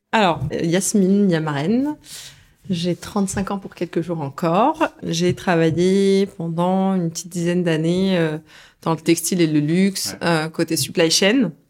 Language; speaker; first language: French; early bilingual, other home language; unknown